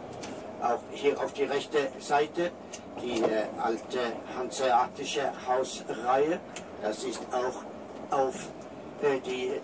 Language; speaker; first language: German; non-native, fluent; Norwegian